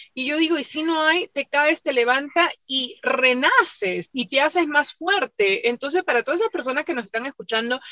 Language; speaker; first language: Spanish; native; Spanish